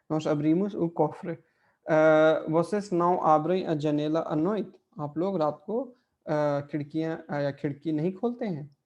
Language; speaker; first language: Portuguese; non-native, fluent; Hindi